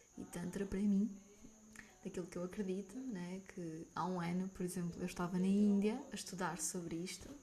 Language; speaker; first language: Portuguese; native; Portuguese